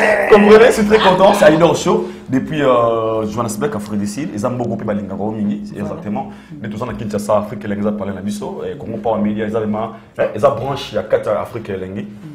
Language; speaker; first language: French; non-native, local second language; Lingala